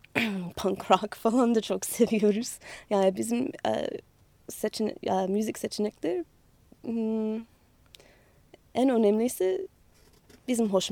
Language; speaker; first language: Turkish; non-native, learner; English